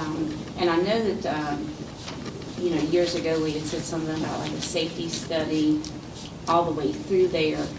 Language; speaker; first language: English; native; English